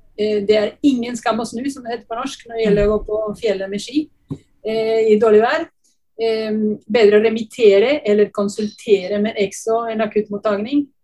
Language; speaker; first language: Norwegian; non-native, fluent; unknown